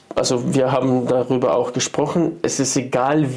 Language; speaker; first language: German; non-native, fluent; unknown